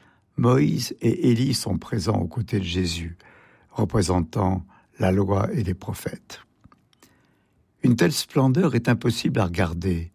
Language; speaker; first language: French; native; French